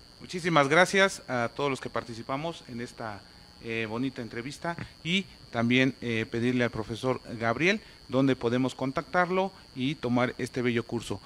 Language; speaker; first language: Spanish; native; Spanish